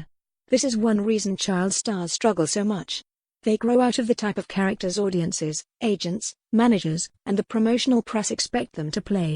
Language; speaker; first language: English; native; English